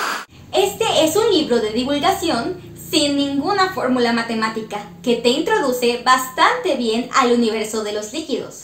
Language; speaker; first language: Spanish; native; Spanish